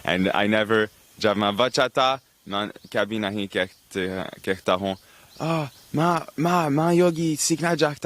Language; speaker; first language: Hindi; non-native, learner; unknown